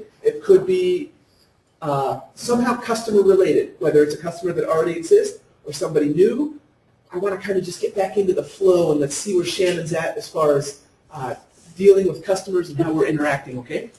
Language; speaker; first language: English; native; English